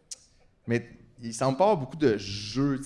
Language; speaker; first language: French; native; French